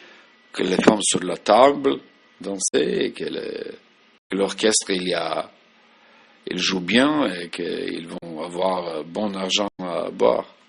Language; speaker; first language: French; non-native, fluent; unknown